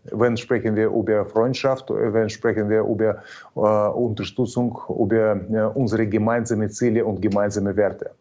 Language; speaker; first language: German; non-native, learner; Ukrainian